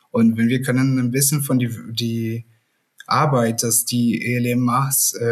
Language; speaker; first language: German; non-native, fluent; Portuguese